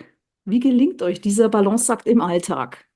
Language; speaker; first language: German; native; German